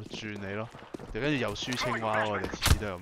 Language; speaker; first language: Cantonese; native; Cantonese